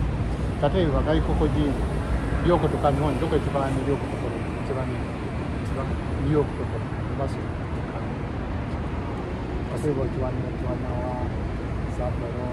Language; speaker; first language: Japanese; non-native, learner; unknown